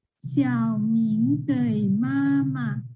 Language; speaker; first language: Chinese; non-native, fluent; Thai